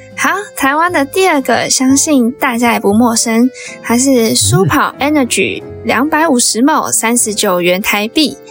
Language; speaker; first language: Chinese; native; Chinese